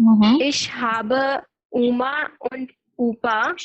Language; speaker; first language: German; non-native, learner; Hindi